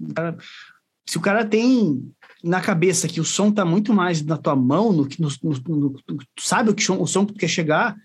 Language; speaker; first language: Portuguese; native; Portuguese